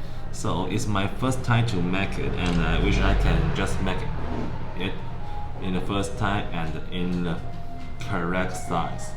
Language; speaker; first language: English; non-native, learner; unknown